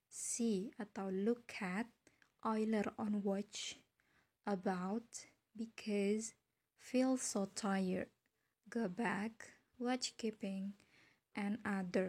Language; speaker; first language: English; non-native, fluent; Indonesian